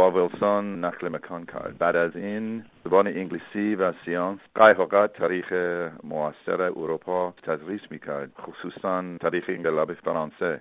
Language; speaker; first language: Persian; non-native, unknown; English